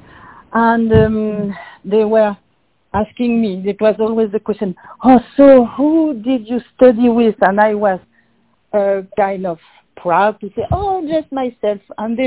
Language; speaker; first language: English; non-native, fluent; French